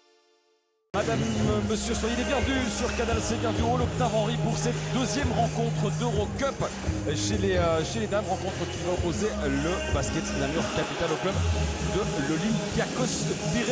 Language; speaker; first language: French; native; French